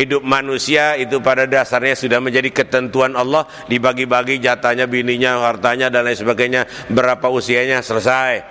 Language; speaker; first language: Indonesian; native; Indonesian